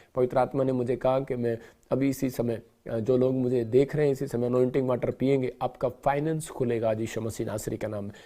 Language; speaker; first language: Hindi; non-native, local second language; Punjabi